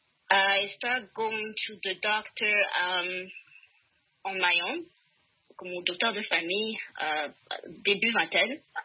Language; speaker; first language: French; non-native, local second language; Rundi